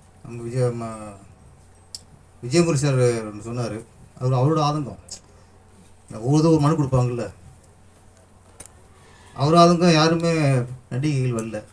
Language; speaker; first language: Tamil; native; Tamil